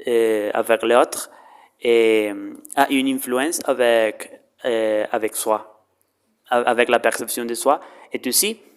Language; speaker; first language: French; non-native, learner; Spanish